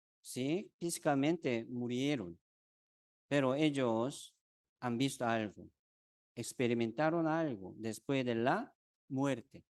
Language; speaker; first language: Spanish; non-native, fluent; Korean